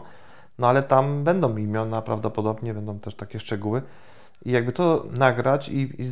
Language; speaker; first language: Polish; native; Polish